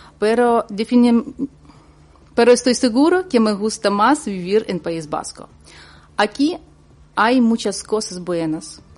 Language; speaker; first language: Spanish; non-native, learner; Ukrainian